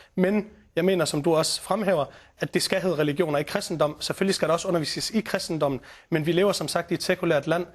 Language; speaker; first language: Danish; early bilingual, other home language; Arabic